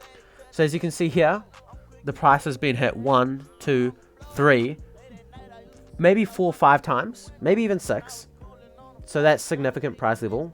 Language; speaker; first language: English; native; English